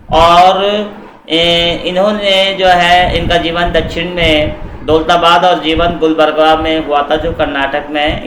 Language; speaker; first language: Hindi; native; Hindi